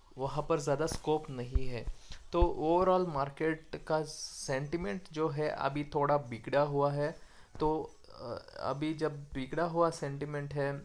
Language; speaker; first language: Hindi; non-native, local second language; Kannada